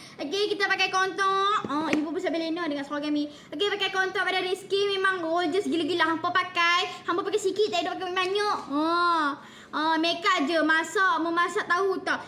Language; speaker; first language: Malay; native; Malay